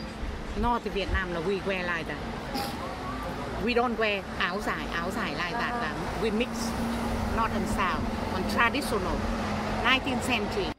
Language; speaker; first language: English; non-native, learner; Vietnamese